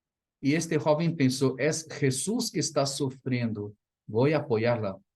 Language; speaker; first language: Portuguese; non-native, learner; Spanish